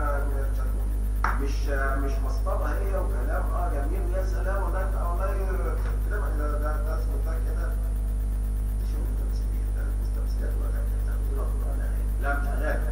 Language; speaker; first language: Arabic; native; Arabic